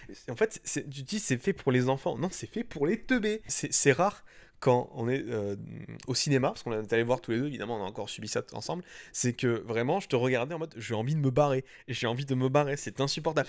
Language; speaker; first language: French; native; French